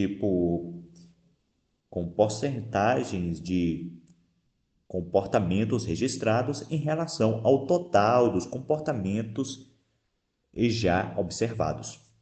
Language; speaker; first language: Portuguese; native; Portuguese